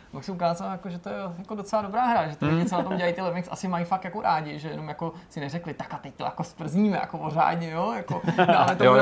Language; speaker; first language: Czech; native; Czech